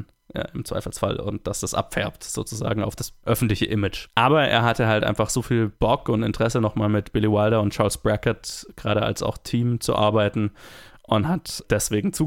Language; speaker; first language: German; native; German